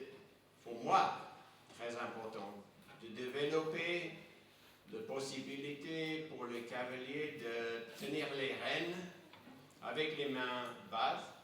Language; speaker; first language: French; non-native, fluent; English